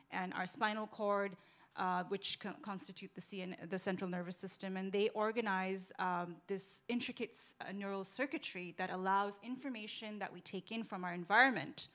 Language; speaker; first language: English; non-native, local second language; Urdu